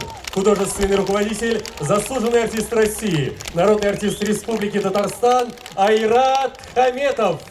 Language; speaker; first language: Russian; native; Russian